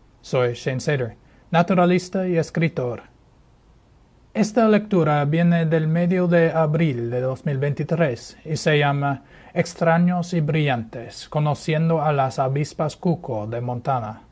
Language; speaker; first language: Spanish; non-native, fluent; English